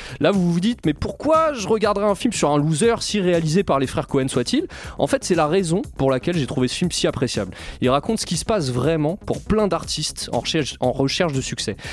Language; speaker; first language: French; native; French